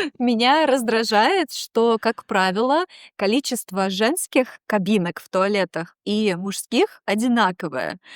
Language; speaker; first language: Russian; native; Russian